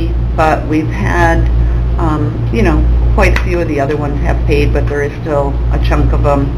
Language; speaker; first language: English; native; English